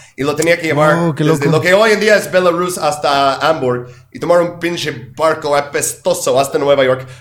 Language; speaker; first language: Spanish; non-native, fluent; English